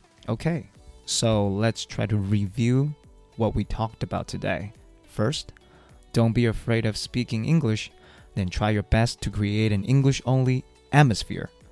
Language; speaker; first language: English; non-native, fluent; Chinese